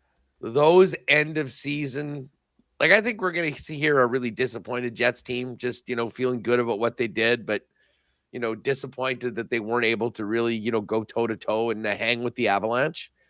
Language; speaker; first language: English; native; English